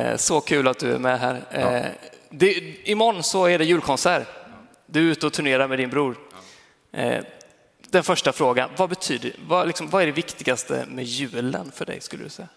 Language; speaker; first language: Swedish; native; Swedish